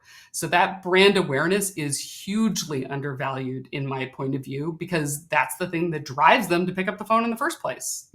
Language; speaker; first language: English; native; English